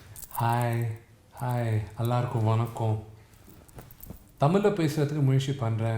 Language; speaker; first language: Tamil; non-native, local second language; Telugu